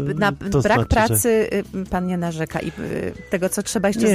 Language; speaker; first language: Polish; native; Polish